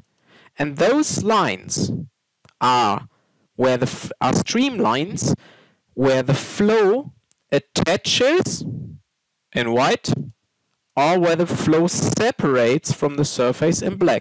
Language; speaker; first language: English; non-native, fluent; German